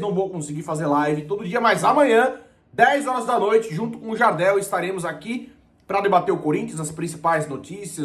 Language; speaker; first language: Portuguese; native; Portuguese